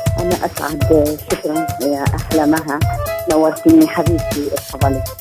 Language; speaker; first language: Arabic; non-native, local second language; Kurdish